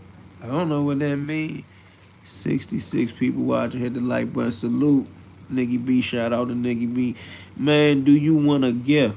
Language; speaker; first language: English; native; English